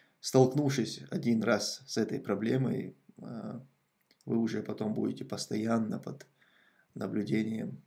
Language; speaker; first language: Russian; non-native, local second language; Chechen